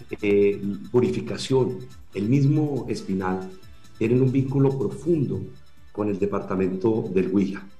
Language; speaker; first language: Spanish; native; Spanish